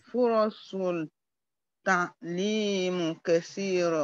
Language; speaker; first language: Arabic; non-native, learner; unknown